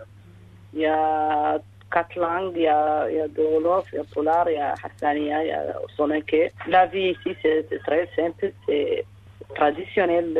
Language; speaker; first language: French; non-native, learner; Arabic